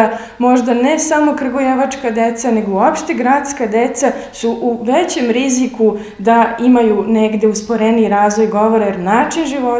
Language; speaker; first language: Serbian; native; Serbian